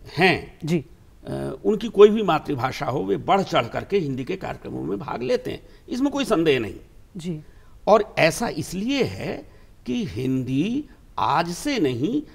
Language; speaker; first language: Hindi; native; Hindi